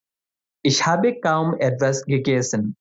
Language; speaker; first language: German; non-native, fluent; Bangla